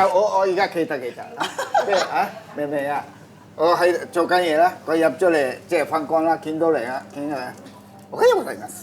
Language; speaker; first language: Cantonese; non-native, fluent; Japanese